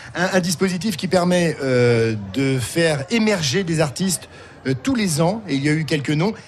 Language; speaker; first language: French; native; French